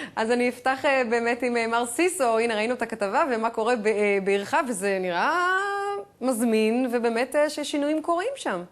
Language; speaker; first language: Hebrew; native; Hebrew